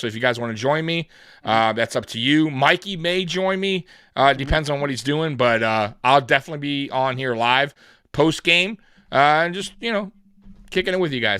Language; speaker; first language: English; native; English